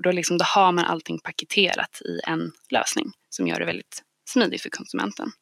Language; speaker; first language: Swedish; native; Swedish